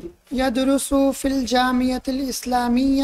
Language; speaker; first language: Arabic; non-native, learner; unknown